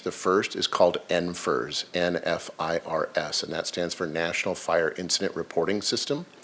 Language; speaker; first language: English; native; English